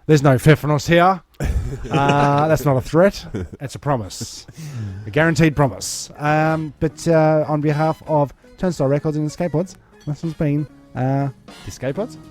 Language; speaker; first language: English; native; English